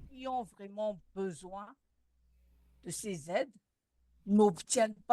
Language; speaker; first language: French; non-native, local second language; Malagasy